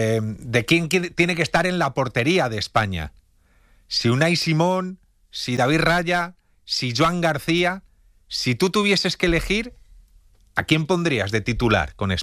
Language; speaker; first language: Spanish; native; Spanish